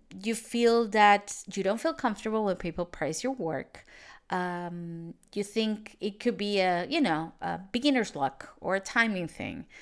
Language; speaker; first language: English; non-native, fluent; Spanish